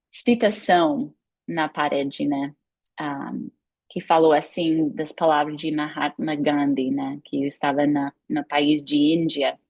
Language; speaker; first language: Portuguese; non-native, fluent; English